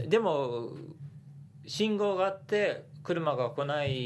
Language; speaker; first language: Japanese; non-native, fluent; English